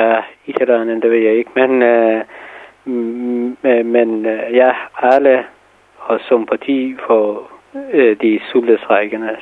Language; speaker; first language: Danish; non-native, fluent; Persian